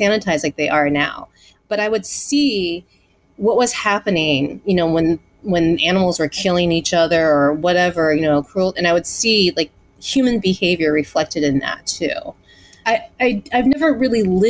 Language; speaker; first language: English; early bilingual, other home language; Chinese